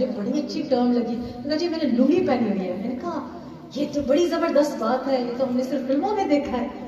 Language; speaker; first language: Urdu; non-native, local second language; Pashto